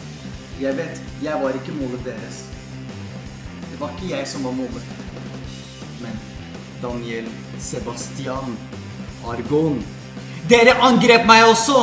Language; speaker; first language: Norwegian; non-native, fluent; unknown